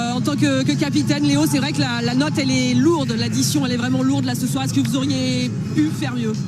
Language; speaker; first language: French; native; French